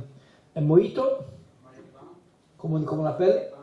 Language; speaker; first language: French; non-native, learner; Italian